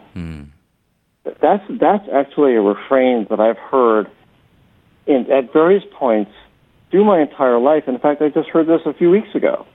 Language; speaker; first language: English; native; English